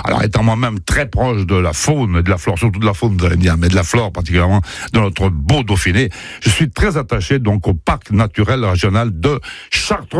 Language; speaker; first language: French; native; French